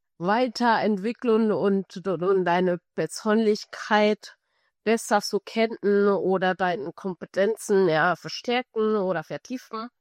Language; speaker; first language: German; non-native, fluent; Spanish